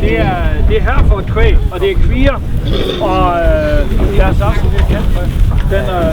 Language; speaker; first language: Danish; native; Danish